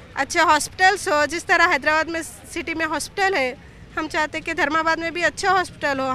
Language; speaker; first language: Hindi; non-native, local second language; Urdu